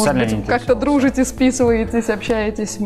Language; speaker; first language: Russian; native; Russian